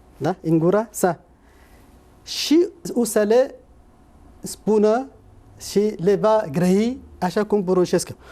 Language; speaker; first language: Romanian; non-native, fluent; Arabic